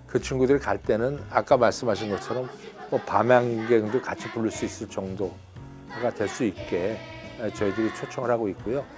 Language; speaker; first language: Korean; native; Korean